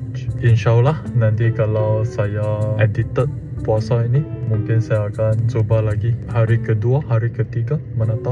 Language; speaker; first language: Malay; non-native, local second language; Chinese